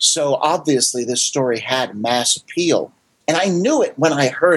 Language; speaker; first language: English; native; English